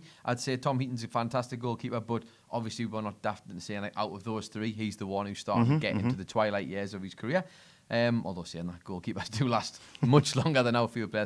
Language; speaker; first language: English; native; English